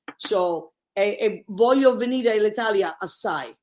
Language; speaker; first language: Italian; early bilingual, other home language; English